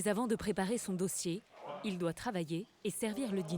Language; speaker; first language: French; native; French